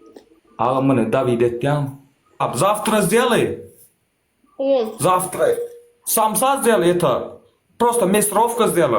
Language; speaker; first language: Russian; non-native, learner; Turkmen